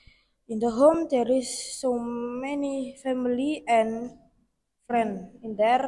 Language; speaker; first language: English; non-native, learner; Indonesian